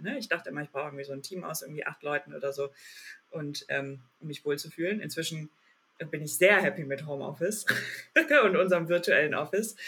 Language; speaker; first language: German; native; German